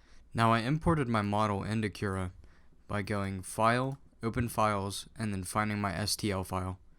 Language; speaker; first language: English; native; English